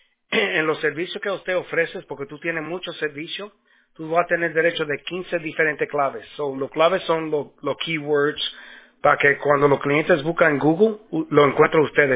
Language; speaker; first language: Spanish; early bilingual, heritage; Spanish